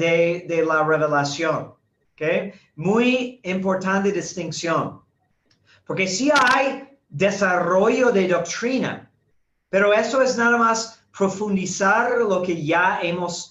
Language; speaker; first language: Spanish; non-native, fluent; English